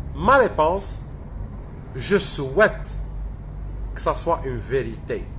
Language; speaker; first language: French; non-native, local second language; Arabic